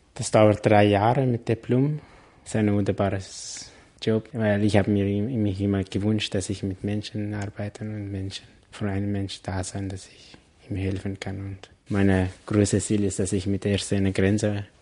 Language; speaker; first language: German; non-native, learner; Persian